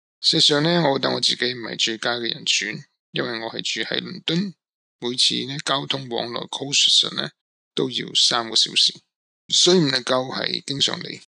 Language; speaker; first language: Cantonese; non-native, local second language; Min Nan Chinese